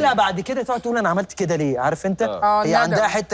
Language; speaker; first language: Arabic; native; Arabic